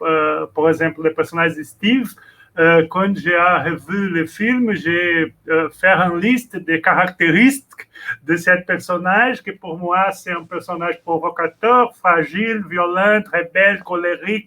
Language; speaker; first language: French; non-native, learner; Portuguese